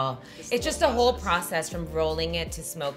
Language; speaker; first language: English; native; English